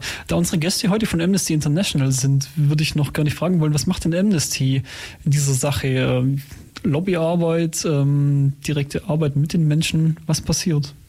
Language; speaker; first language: German; native; German